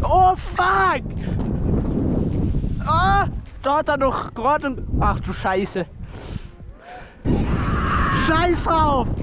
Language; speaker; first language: German; native; German